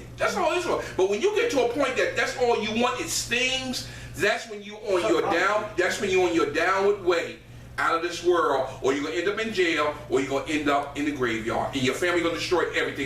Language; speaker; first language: English; native; English